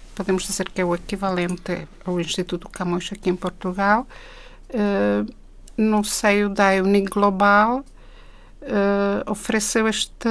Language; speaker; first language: Portuguese; non-native, fluent; Czech